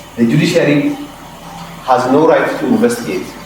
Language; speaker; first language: English; non-native, local second language; Amharic